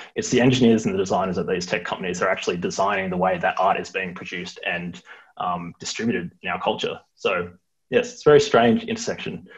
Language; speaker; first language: English; native; English